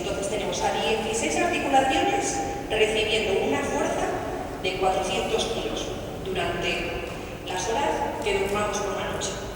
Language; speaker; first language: Spanish; native; Spanish